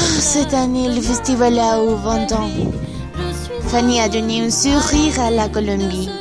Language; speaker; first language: French; non-native, learner; Spanish